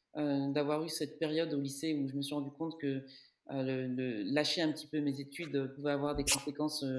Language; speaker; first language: French; native; French